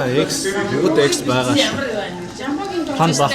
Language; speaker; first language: Mongolian; non-native, fluent; Korean